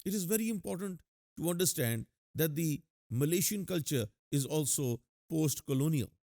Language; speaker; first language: English; non-native, local second language; Urdu